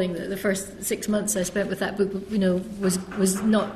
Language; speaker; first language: English; native; English